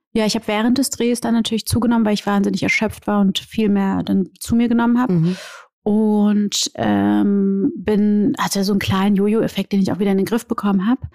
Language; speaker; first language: German; early bilingual, other home language; Portuguese